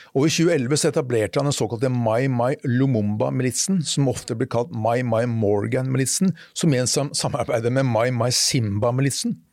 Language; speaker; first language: Norwegian; native; Norwegian